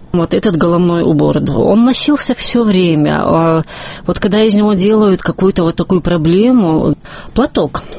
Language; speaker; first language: Russian; non-native, local second language; Chechen